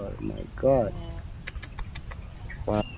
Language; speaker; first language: English; non-native, learner; Indonesian